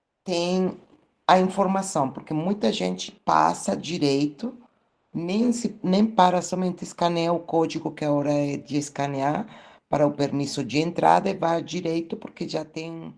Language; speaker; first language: Portuguese; non-native, fluent; Spanish